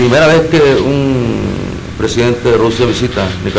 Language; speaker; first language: Spanish; native; Spanish